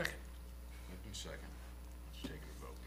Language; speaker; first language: English; native; English